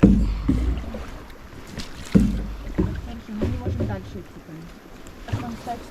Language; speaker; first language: Russian; native; Russian